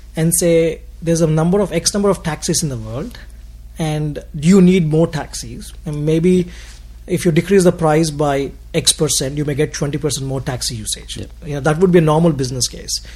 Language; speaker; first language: English; non-native, local second language; Telugu